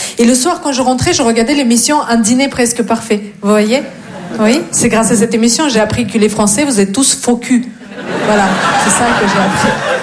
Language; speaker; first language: French; non-native, fluent; Russian